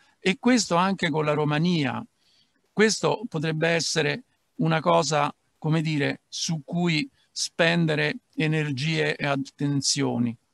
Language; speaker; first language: Italian; native; Italian